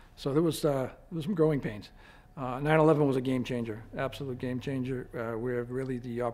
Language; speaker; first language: English; native; English